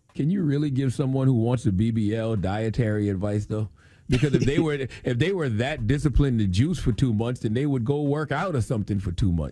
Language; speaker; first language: English; native; English